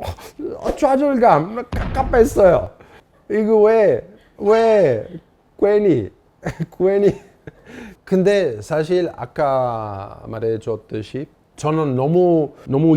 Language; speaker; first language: Korean; non-native, fluent; Italian